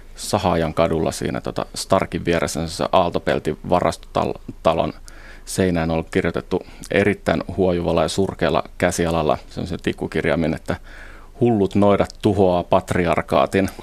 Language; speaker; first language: Finnish; native; Finnish